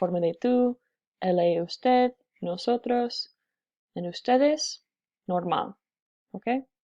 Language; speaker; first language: Spanish; non-native, fluent; English